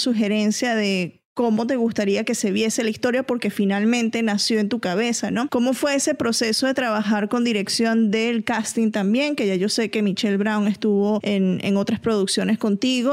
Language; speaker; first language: Spanish; native; Spanish